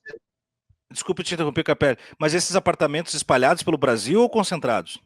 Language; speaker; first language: Portuguese; native; Portuguese